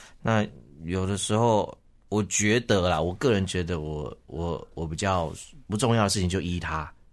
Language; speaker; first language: Chinese; native; Chinese